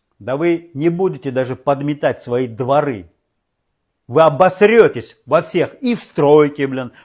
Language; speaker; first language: Russian; non-native, local second language; Uzbek